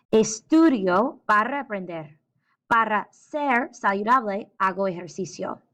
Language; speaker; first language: Spanish; non-native, fluent; English